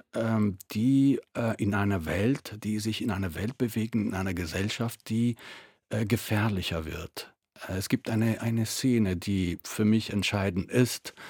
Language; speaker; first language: German; non-native, fluent; Italian